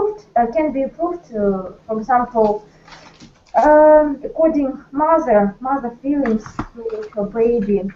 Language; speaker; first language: English; non-native, learner; Russian